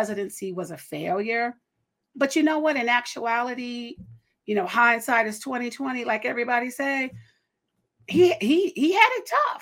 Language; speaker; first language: English; native; English